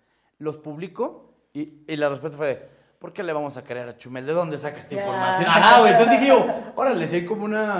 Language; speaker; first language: Spanish; native; Spanish